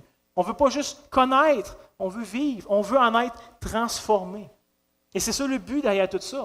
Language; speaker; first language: French; native; French